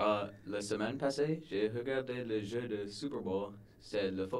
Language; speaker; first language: French; non-native, learner; English